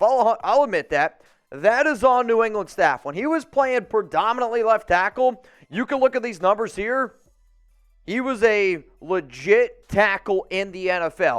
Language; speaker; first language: English; native; English